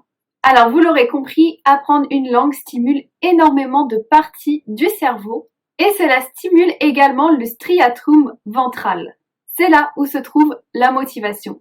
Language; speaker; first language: French; native; French